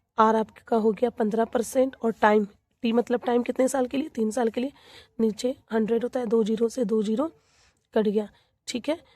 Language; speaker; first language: Hindi; native; Hindi